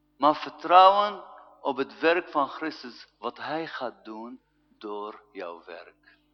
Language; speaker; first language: Dutch; non-native, fluent; Arabic